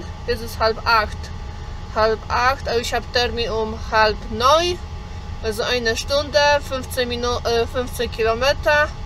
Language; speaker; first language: German; non-native, learner; Polish